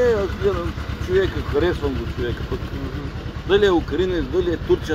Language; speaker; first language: Russian; non-native, learner; Bulgarian